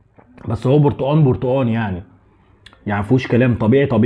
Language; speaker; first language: Arabic; native; Arabic